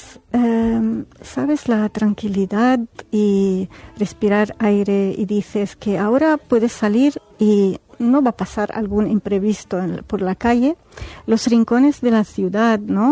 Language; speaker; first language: Spanish; non-native, fluent; Arabic